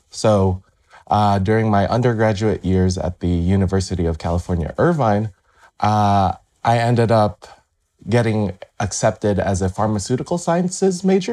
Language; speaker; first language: English; native; English